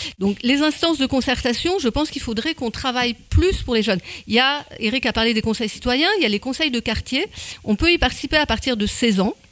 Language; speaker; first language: French; native; French